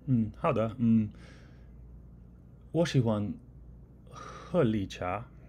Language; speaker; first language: Chinese; non-native, learner; English